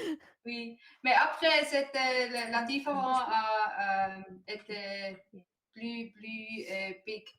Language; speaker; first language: French; non-native, learner; German